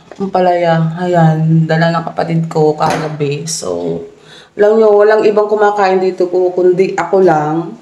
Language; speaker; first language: Filipino; non-native, local second language; Iloko